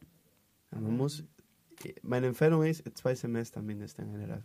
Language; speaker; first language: German; non-native, learner; Spanish